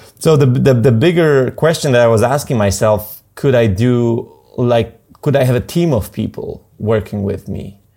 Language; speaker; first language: English; non-native, fluent; Polish